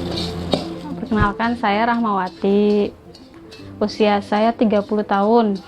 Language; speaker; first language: Indonesian; native; Indonesian